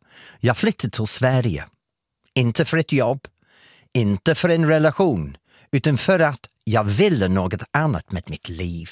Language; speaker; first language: Swedish; non-native, fluent; English